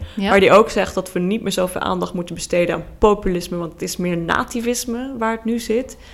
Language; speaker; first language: Dutch; early bilingual, heritage; Dutch